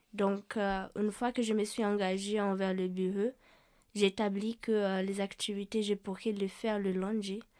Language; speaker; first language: French; non-native, fluent; Portuguese